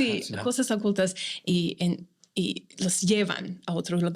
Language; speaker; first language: Spanish; non-native, fluent; English